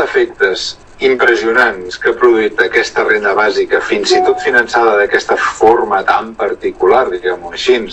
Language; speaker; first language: Catalan; native; Catalan